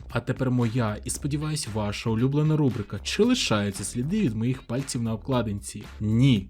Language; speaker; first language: Ukrainian; non-native, local second language; Russian